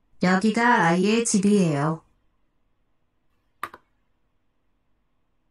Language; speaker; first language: Korean; non-native, learner; Japanese